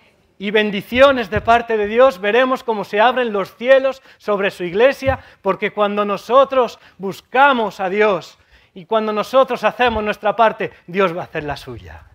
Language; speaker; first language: Spanish; native; Spanish